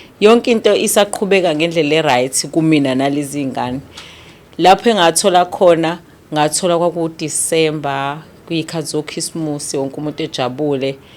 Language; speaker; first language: Zulu; native; Zulu